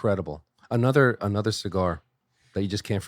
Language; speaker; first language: English; native; English